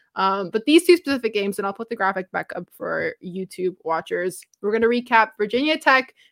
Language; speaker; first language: English; non-native, fluent; Romanian